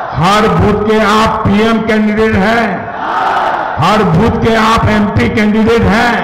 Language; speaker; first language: Hindi; non-native, local second language; Gujarati